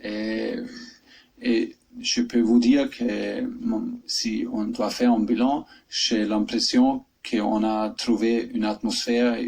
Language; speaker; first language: French; non-native, fluent; German